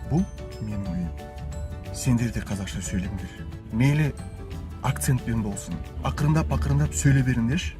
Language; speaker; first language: Kazakh; non-native, local second language; Russian